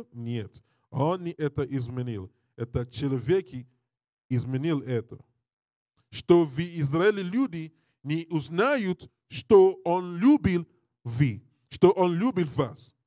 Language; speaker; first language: Russian; non-native, learner; English